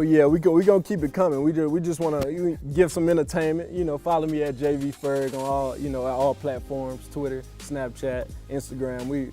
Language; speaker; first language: English; native; English